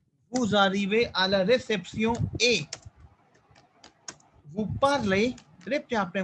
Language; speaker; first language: French; non-native, fluent; Hindi